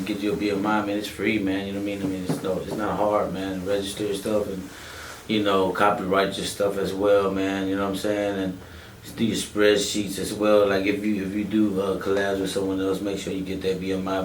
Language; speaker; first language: English; native; English